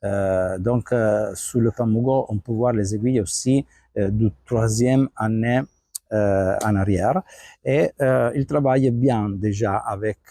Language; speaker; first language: French; non-native, fluent; Italian